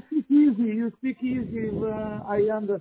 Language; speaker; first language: English; non-native, learner; Romanian